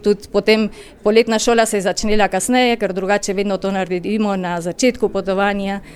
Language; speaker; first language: Slovenian; early bilingual, heritage; Slovenian